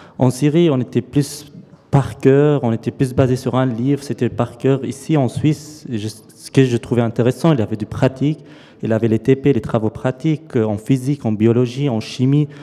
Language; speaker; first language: French; non-native, fluent; Arabic